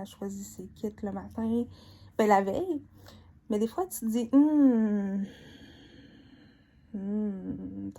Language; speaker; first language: French; native; French